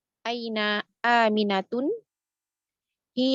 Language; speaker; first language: Arabic; non-native, learner; Indonesian